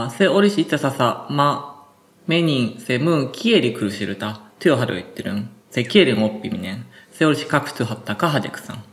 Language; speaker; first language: Finnish; non-native, learner; Japanese